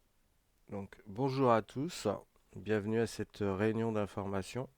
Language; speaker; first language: French; native; French